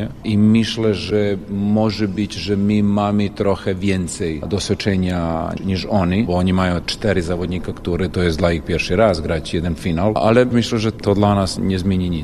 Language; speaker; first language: Polish; non-native, fluent; Serbian